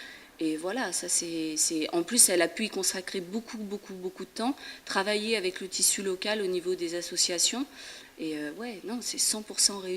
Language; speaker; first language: French; native; French